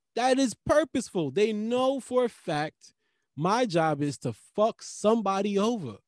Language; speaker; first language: English; native; English